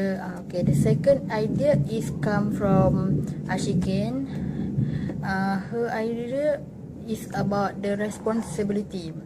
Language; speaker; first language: English; non-native, local second language; Malay